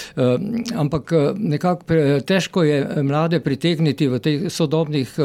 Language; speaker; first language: Slovenian; native; Slovenian